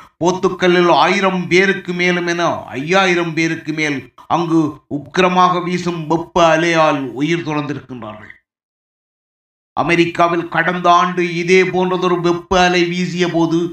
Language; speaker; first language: Tamil; native; Tamil